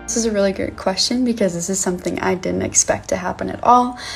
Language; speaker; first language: English; native; English